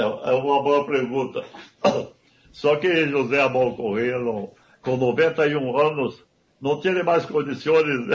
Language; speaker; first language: Spanish; non-native, learner; Portuguese